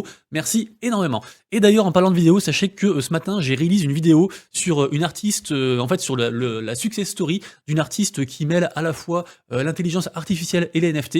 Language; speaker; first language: French; native; French